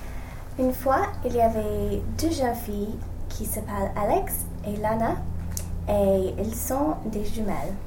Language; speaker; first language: French; non-native, learner; English